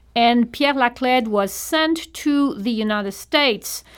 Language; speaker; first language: English; non-native, fluent; French